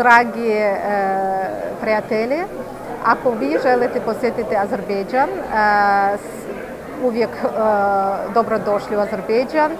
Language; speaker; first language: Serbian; non-native, fluent; Azerbaijani